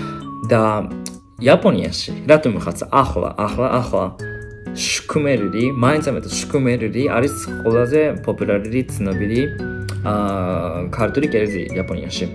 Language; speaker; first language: Georgian; non-native, fluent; Japanese